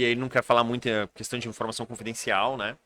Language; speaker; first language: Portuguese; native; Portuguese